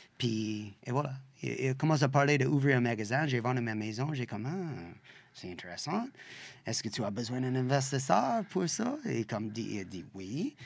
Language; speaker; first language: French; non-native, local second language; English